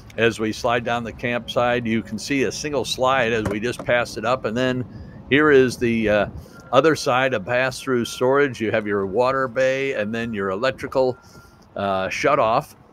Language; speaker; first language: English; native; English